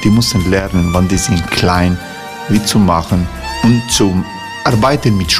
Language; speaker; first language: German; non-native, fluent; Croatian